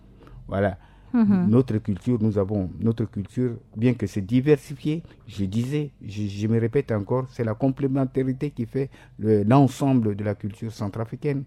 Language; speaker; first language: French; non-native, local second language; Sango